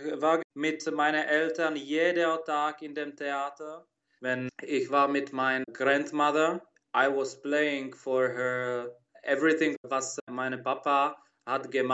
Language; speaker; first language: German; non-native, learner; Czech